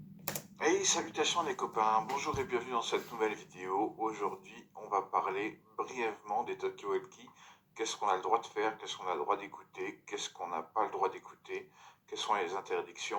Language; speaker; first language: French; native; French